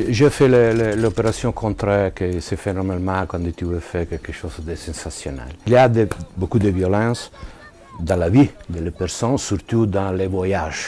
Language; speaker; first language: French; non-native, learner; Italian